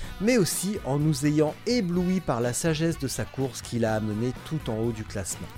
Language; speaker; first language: French; native; French